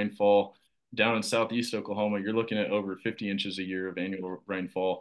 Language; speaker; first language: English; native; English